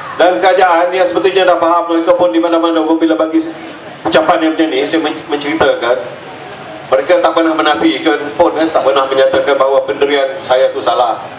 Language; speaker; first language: Malay; native; Malay